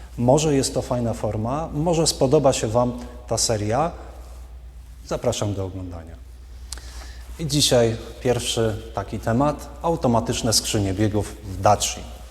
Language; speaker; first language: Polish; native; Polish